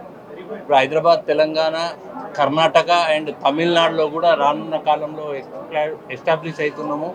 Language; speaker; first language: Telugu; native; Telugu